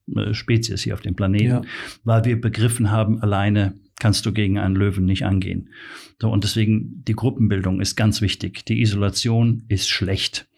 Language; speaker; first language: German; native; German